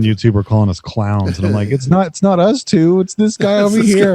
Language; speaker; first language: English; native; English